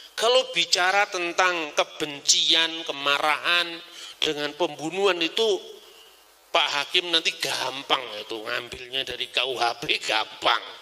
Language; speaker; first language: Indonesian; non-native, local second language; Javanese